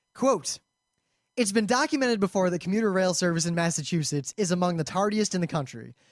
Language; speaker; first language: English; native; English